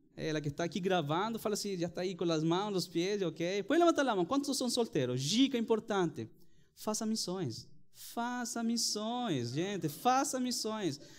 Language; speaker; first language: Portuguese; non-native, fluent; Spanish